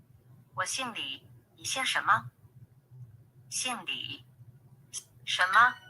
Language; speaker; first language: Chinese; non-native, learner; English